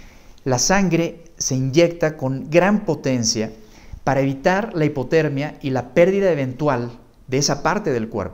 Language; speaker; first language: Spanish; native; Spanish